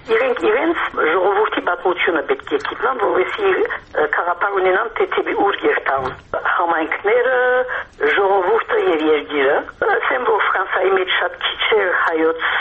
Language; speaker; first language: Armenian; early bilingual, heritage; Armenian